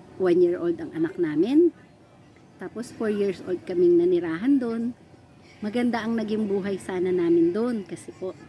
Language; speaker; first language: Filipino; non-native, local second language; Pampanga